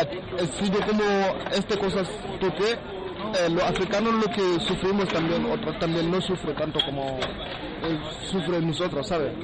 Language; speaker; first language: Spanish; non-native, learner; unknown